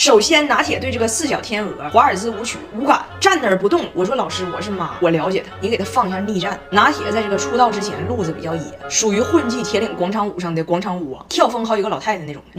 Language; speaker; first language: Chinese; native; Chinese